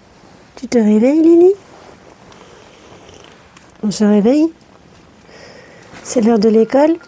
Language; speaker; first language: French; native; French